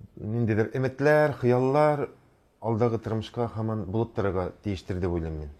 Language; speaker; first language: Tatar; native; Tatar